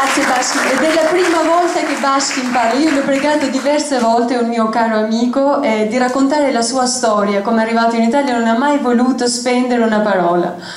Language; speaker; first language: Italian; non-native, fluent; Albanian